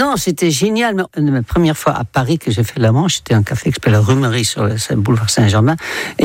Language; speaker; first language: French; native; French